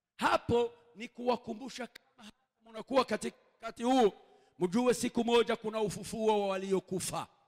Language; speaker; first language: Swahili; non-native, local second language; Kinyarwanda